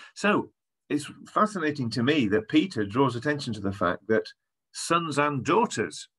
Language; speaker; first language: English; native; English